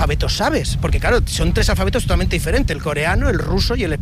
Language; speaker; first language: Spanish; native; Spanish